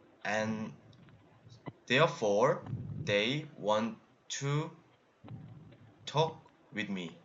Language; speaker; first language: English; non-native, learner; Korean